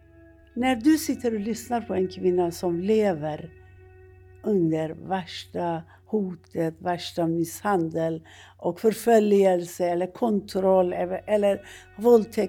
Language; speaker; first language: Swedish; non-native, fluent; Persian